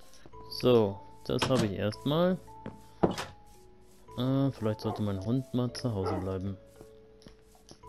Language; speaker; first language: German; native; German